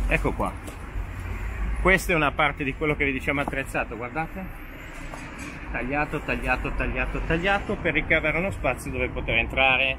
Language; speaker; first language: Italian; native; Italian